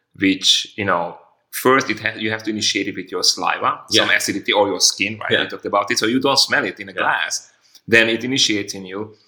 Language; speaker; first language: English; non-native, fluent; Hungarian